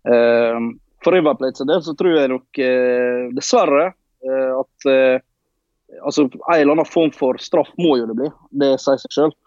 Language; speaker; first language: Norwegian; native; Norwegian